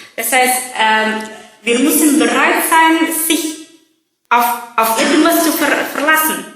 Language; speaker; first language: German; non-native, learner; Indonesian